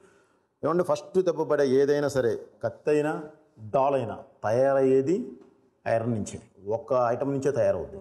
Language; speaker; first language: Telugu; native; Telugu